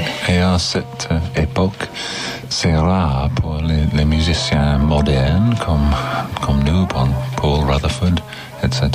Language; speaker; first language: French; non-native, learner; English